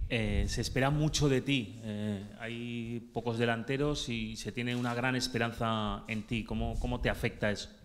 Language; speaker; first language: Spanish; native; Spanish